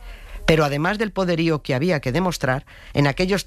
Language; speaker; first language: Spanish; native; Spanish